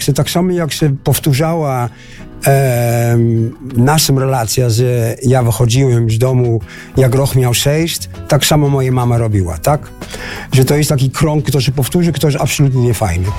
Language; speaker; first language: Polish; early bilingual, heritage; Dutch